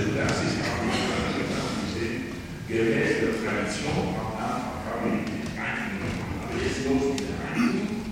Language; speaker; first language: German; non-native, fluent; Polish